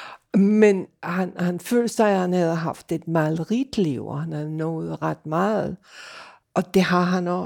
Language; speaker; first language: Danish; non-native, fluent; English